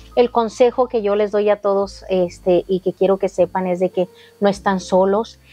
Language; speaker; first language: English; non-native, fluent; Spanish